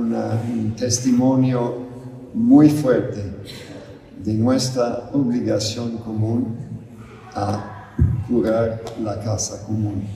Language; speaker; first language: Spanish; non-native, fluent; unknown